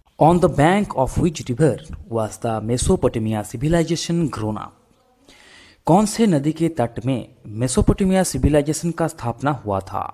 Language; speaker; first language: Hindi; non-native, local second language; Bangla